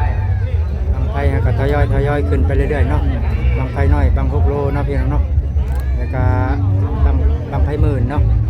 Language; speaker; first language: Thai; non-native, local second language; Lao